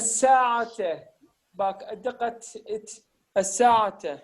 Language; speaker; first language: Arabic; non-native, fluent; Turkish